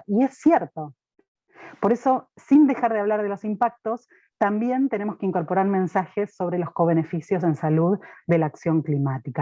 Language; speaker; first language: Spanish; native; Spanish